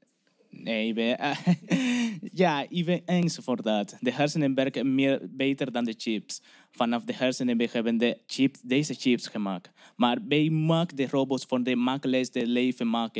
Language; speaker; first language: Dutch; non-native, learner; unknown